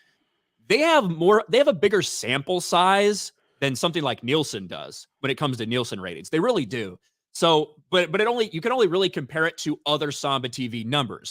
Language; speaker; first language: English; native; English